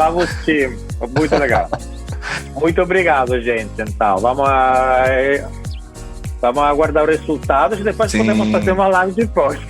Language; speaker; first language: Portuguese; non-native, fluent; Italian